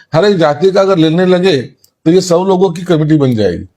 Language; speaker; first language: Hindi; non-native, local second language; Marathi